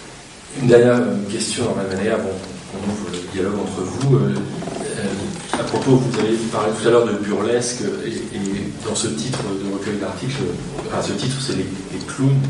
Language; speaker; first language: French; native; French